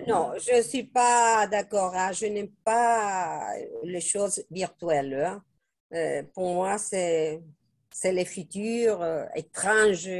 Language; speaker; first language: French; non-native, fluent; Spanish